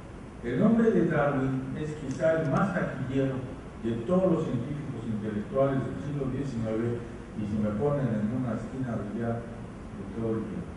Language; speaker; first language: Spanish; native; Spanish